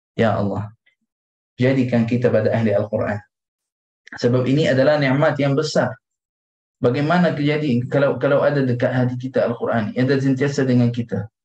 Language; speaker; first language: Malay; non-native, fluent; Arabic